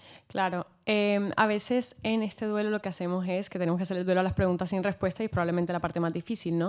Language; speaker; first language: Spanish; native; Spanish